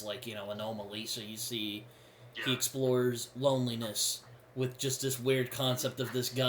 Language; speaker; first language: English; native; English